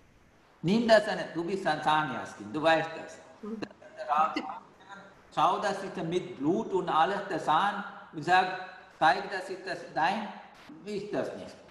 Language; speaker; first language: German; non-native, fluent; Sinhala